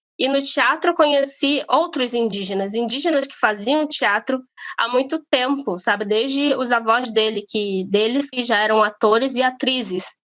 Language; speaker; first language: Portuguese; native; Portuguese